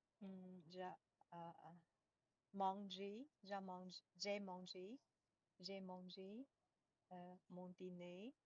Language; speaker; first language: French; non-native, learner; Chinese